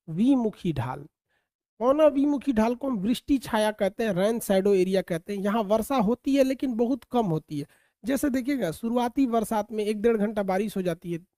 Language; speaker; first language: Hindi; native; Hindi